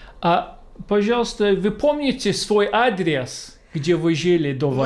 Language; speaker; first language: Russian; non-native, fluent; English